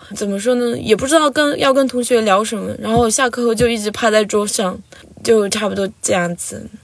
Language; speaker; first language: Chinese; non-native, local second language; Tibetan